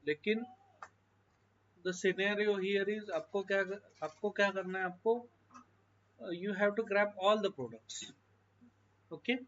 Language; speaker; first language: Hindi; non-native, local second language; Marathi